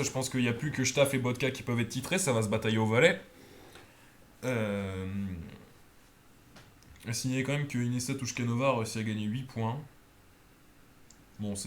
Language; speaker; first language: French; native; French